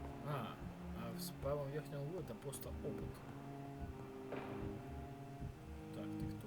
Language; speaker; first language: Russian; native; Russian